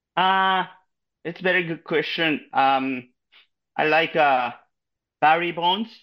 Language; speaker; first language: English; non-native, learner; Japanese